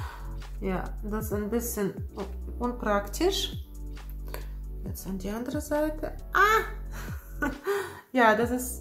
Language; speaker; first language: German; non-native, fluent; Russian